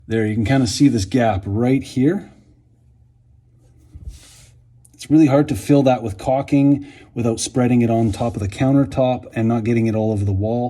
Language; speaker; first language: English; native; English